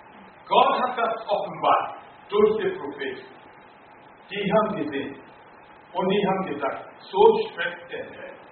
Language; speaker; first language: German; non-native, learner; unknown